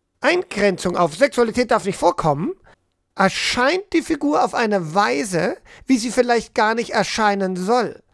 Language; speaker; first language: German; native; German